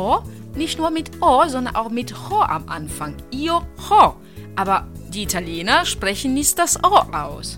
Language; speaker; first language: German; non-native, fluent; Italian